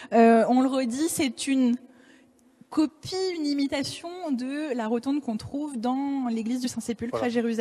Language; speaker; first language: French; native; French